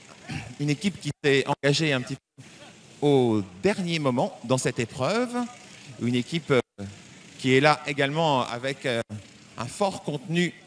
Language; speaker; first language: French; native; French